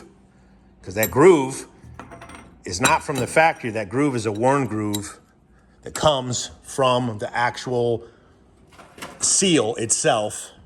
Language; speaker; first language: English; native; English